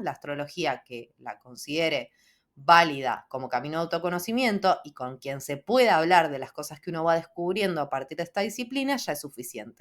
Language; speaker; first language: Spanish; native; Spanish